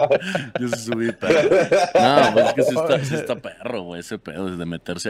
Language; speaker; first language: Spanish; native; Spanish